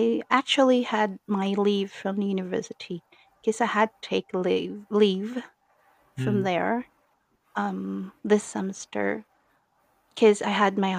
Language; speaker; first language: English; non-native, local second language; Iloko